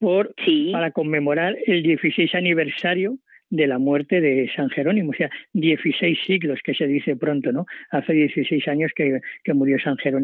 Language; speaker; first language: Spanish; native; Spanish